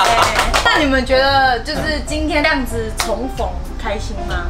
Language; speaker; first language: Chinese; native; Chinese